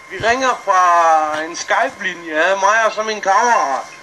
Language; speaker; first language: Danish; native; Danish